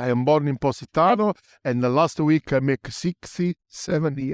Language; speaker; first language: English; non-native, learner; Italian